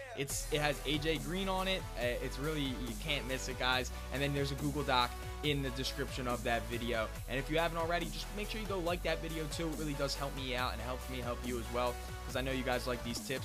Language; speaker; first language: English; native; English